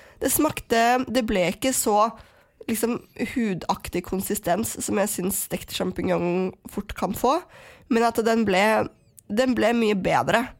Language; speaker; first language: Norwegian; native; Norwegian